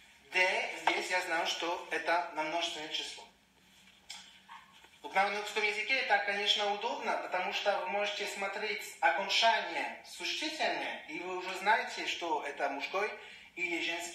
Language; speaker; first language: Russian; non-native, learner; French